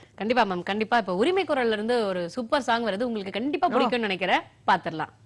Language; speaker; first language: Tamil; native; Tamil